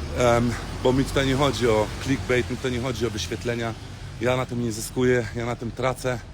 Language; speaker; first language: Polish; early bilingual, heritage; Polish